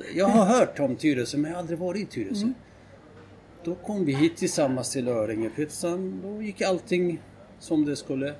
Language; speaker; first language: Swedish; non-native, fluent; Kurdish